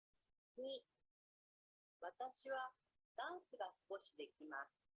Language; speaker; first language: Japanese; non-native, learner; Indonesian